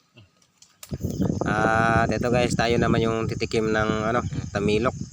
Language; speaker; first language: Filipino; non-native, local second language; Masbatenyo